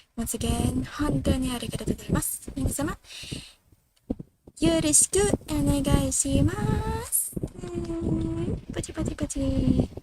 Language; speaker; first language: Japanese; non-native, learner; Filipino